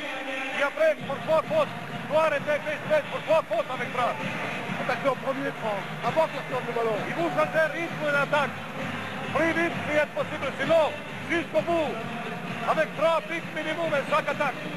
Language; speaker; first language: French; non-native, learner; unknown